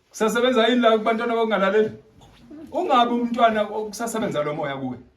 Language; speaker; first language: Zulu; native; Zulu